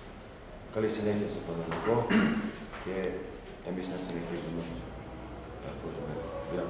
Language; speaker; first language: Greek; non-native, learner; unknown